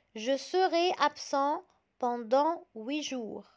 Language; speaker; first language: French; non-native, fluent; Arabic